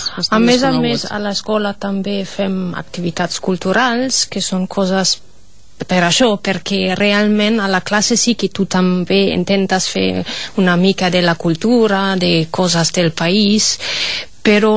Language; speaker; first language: Catalan; non-native, fluent; German